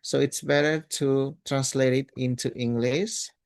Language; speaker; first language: English; non-native, fluent; Indonesian